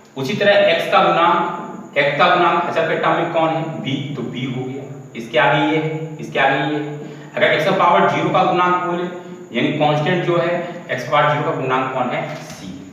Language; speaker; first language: Hindi; native; Hindi